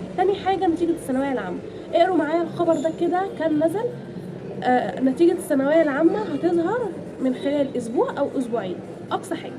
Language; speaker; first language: Arabic; native; Arabic